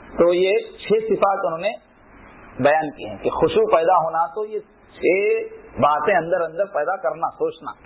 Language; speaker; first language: Urdu; native; Urdu